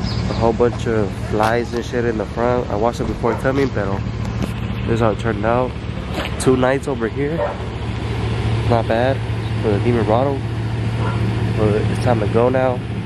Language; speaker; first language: English; early bilingual, other home language; Spanish